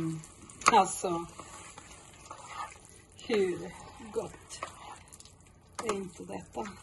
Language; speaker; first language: Swedish; non-native, fluent; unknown